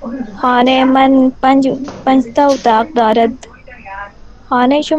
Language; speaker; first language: Persian; non-native, learner; Urdu